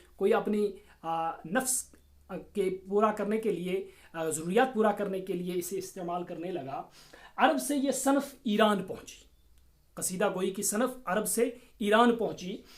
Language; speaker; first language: Urdu; non-native, local second language; Kashmiri